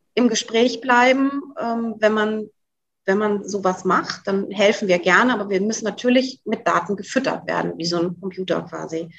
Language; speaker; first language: German; native; German